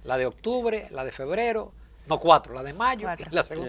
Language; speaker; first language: Spanish; native; Spanish